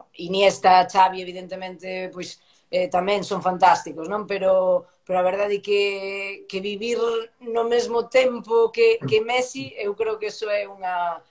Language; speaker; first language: Galician; native; Galician